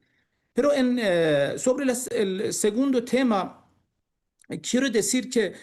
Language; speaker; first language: Spanish; non-native, learner; Persian